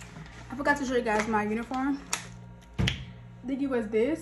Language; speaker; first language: English; native; English